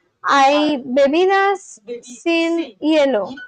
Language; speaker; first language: Spanish; non-native, learner; English